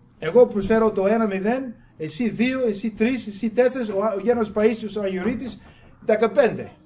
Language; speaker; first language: Greek; non-native, fluent; English